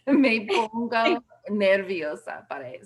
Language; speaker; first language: Spanish; non-native, learner; English